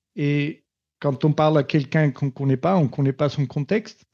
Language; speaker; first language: French; non-native, fluent; German